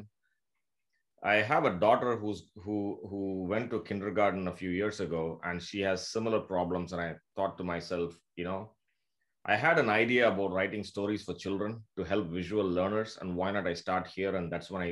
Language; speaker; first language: English; non-native, local second language; Tamil